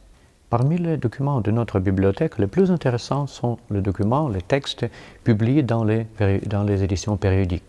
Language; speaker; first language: French; non-native, fluent; Ukrainian